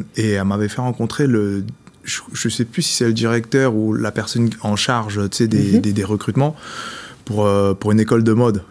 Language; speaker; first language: French; native; French